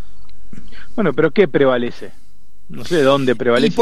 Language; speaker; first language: Spanish; native; Spanish